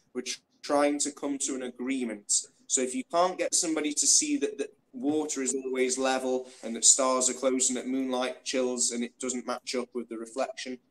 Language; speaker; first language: English; native; English